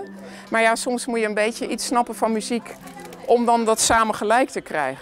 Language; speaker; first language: Dutch; native; Dutch